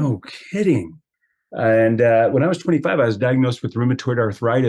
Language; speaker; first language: English; native; English